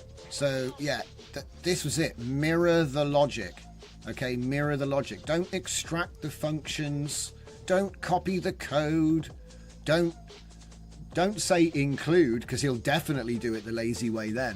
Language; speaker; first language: English; native; English